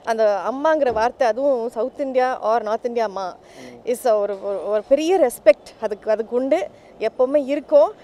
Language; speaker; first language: Tamil; early bilingual, other home language; English